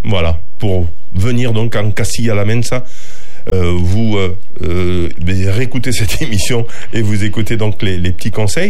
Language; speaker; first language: French; native; French